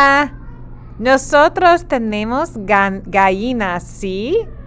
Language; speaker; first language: Spanish; non-native, fluent; English